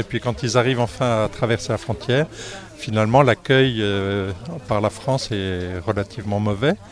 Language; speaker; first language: French; native; French